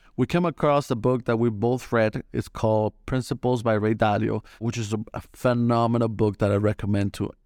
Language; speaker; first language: English; non-native, fluent; Spanish